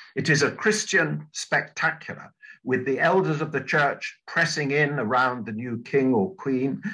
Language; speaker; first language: English; native; English